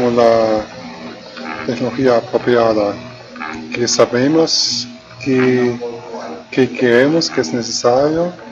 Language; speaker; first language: Spanish; non-native, fluent; German